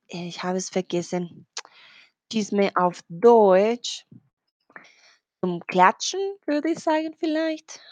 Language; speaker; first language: German; non-native, learner; Spanish